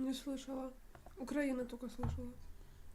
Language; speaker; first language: Russian; native; Russian